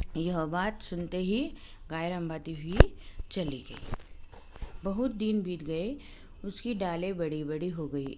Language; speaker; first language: Hindi; non-native, local second language; Marathi